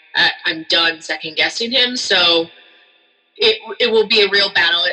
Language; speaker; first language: English; native; English